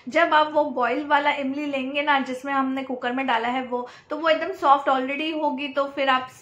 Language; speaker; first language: Hindi; non-native, local second language; Gujarati